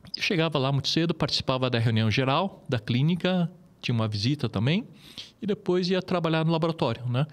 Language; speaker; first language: Portuguese; native; Portuguese